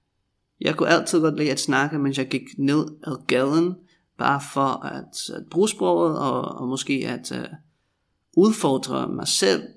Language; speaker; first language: Danish; non-native, fluent; English